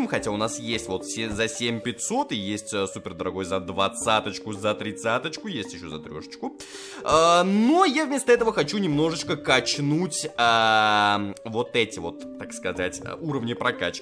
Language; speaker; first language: Russian; native; Russian